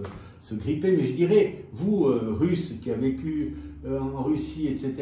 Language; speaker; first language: French; native; French